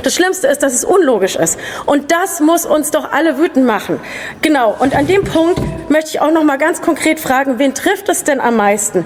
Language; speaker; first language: German; native; German